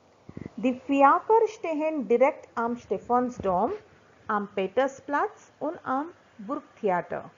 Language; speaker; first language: German; non-native, fluent; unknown